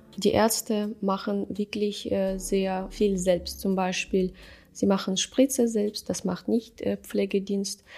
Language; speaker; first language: German; non-native, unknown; Russian